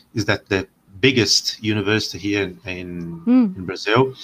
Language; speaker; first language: English; non-native, fluent; Portuguese